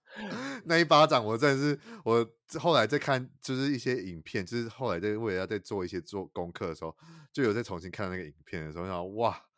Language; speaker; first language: Chinese; native; Chinese